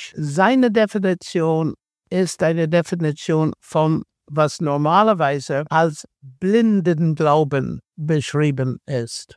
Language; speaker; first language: German; non-native, fluent; English